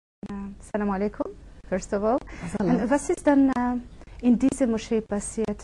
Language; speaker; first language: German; non-native, fluent; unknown